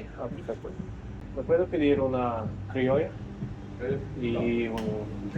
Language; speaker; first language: Spanish; non-native, learner; English